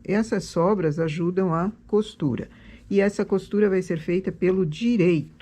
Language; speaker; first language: Portuguese; native; Portuguese